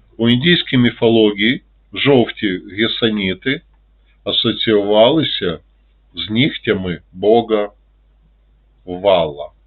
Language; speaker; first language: Ukrainian; non-native, local second language; Russian